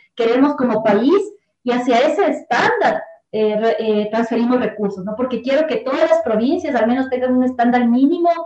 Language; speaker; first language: Spanish; native; Spanish